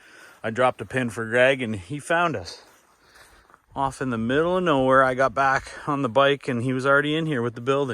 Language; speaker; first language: English; native; English